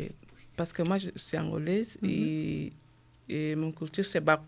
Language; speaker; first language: French; non-native, learner; Portuguese